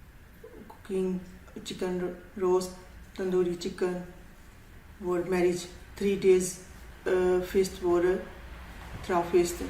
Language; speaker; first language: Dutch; non-native, learner; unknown